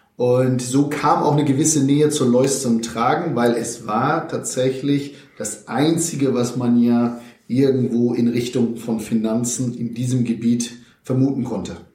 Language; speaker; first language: German; native; German